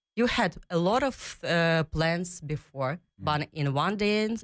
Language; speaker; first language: English; non-native, learner; Ukrainian